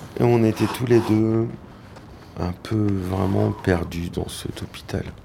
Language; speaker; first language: French; native; French